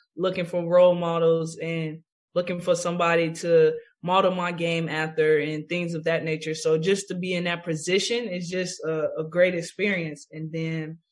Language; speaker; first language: English; native; English